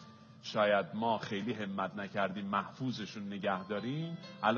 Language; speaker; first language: Persian; native; Persian